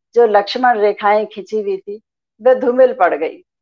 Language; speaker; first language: Hindi; native; Hindi